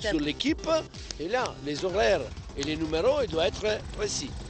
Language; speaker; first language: French; non-native, learner; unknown